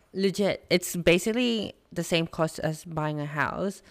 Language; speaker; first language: English; non-native, local second language; Filipino